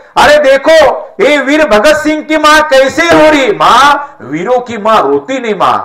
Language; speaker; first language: Hindi; non-native, local second language; Marathi